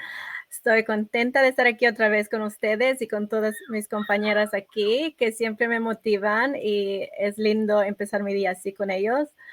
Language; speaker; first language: Spanish; early bilingual, other home language; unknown